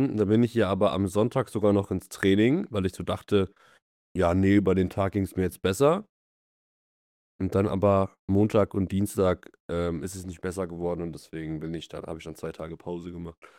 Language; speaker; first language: German; native; German